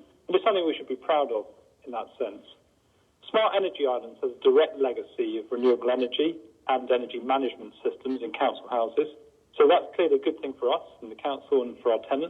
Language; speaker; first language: English; native; English